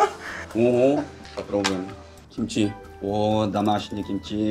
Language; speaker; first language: Russian; non-native, fluent; Korean